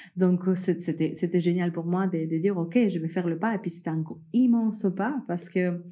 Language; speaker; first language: French; early bilingual, other home language; Spanish